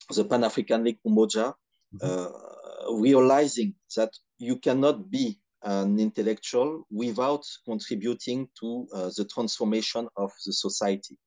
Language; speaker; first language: English; non-native, fluent; French